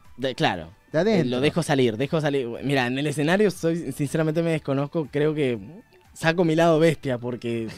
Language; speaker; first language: Spanish; native; Spanish